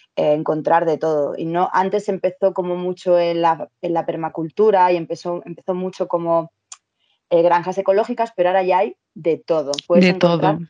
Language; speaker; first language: Spanish; native; Spanish